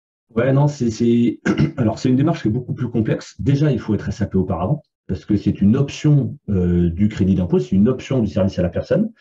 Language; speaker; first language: French; native; French